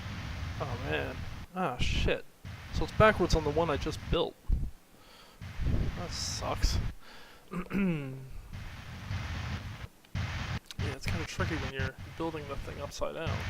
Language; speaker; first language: English; native; English